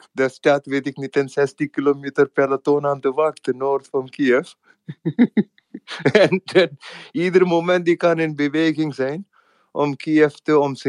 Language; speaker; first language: Dutch; non-native, fluent; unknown